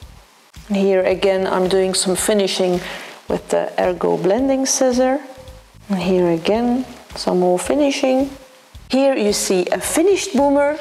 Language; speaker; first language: English; non-native, fluent; Dutch